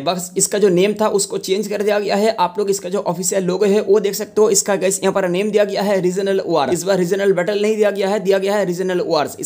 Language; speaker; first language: Hindi; non-native, local second language; Bangla